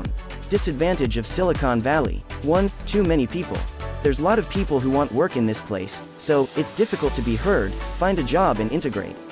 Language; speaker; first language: English; non-native, learner; French